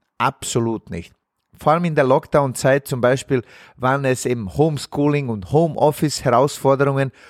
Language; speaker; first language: German; non-native, fluent; Bosnian